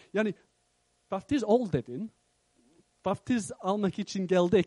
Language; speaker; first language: Turkish; non-native, fluent; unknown